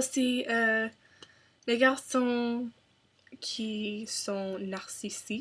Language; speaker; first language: French; non-native, learner; English